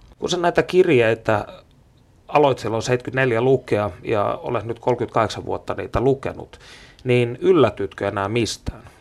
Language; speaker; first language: Finnish; native; Finnish